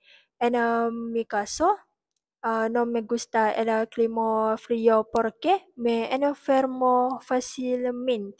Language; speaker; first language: Spanish; non-native, learner; Malay